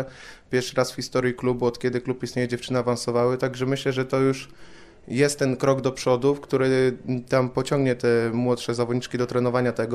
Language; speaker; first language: Polish; native; Polish